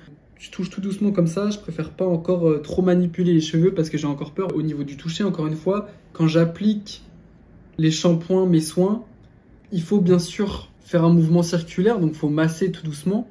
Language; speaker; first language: French; native; French